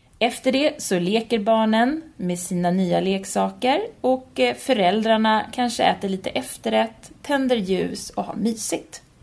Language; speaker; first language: Swedish; native; Swedish